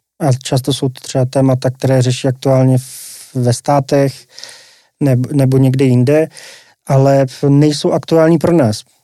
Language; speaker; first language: Czech; native; Czech